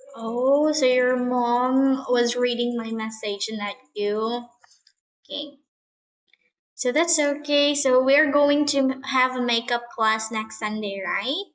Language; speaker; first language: English; non-native, fluent; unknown